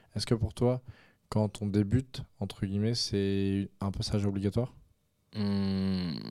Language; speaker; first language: French; native; French